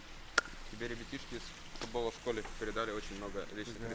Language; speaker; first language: Russian; native; Russian